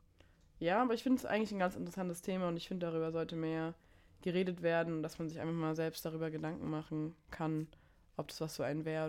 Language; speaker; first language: German; native; German